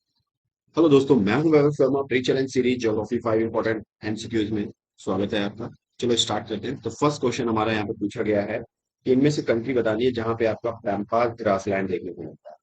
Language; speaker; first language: Hindi; native; Hindi